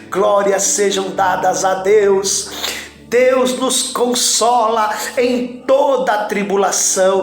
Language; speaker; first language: Portuguese; native; Portuguese